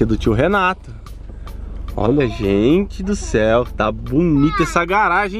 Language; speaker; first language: Portuguese; native; Portuguese